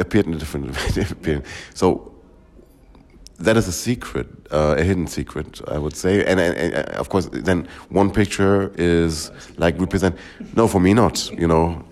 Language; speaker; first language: English; non-native, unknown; German